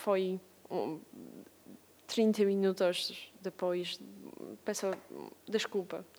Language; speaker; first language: Portuguese; non-native, learner; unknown